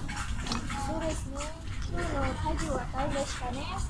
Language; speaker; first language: Japanese; non-native, learner; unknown